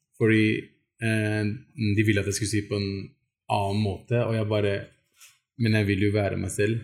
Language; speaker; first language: Norwegian; early bilingual, other home language; Urdu